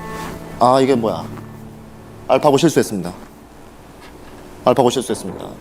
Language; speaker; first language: Korean; native; Korean